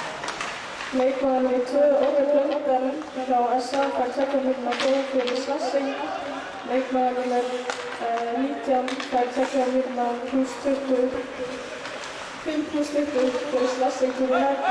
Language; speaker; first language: Icelandic; native; Icelandic